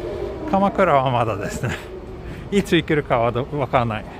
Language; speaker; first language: Japanese; non-native, fluent; Swedish